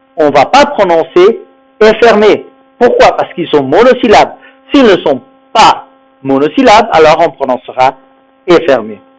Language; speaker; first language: French; non-native, fluent; Spanish